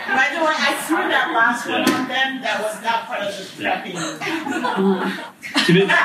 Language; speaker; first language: English; non-native, fluent; German